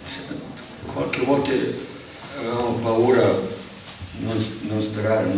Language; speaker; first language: Italian; non-native, learner; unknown